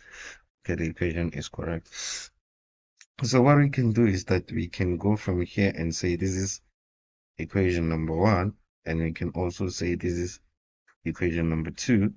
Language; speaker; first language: English; non-native, local second language; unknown